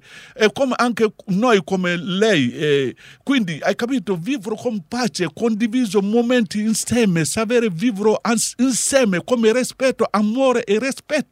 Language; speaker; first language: Italian; non-native, learner; Bambara